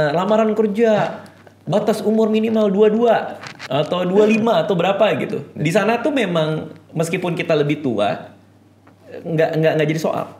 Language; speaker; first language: Indonesian; native; Indonesian